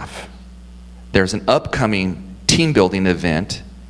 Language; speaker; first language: English; native; English